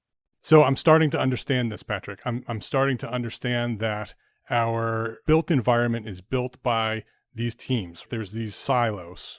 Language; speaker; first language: English; native; English